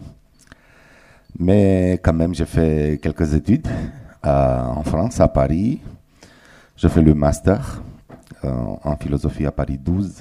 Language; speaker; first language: French; non-native, fluent; Romanian